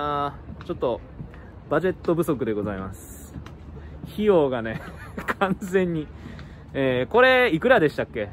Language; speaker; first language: Japanese; native; Japanese